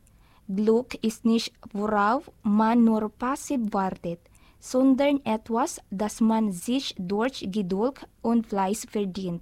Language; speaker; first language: German; non-native, learner; Filipino